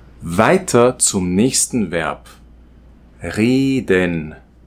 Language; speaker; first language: German; non-native, fluent; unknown